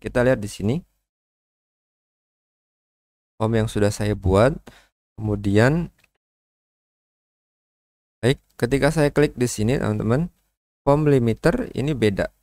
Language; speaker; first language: Indonesian; native; Indonesian